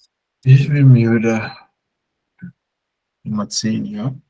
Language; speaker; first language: German; non-native, fluent; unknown